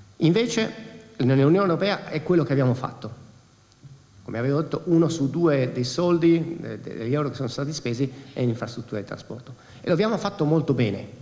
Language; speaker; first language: Italian; non-native, fluent; Spanish